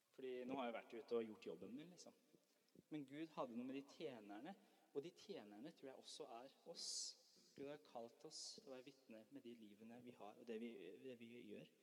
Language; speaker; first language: Norwegian; early bilingual, other home language; Persian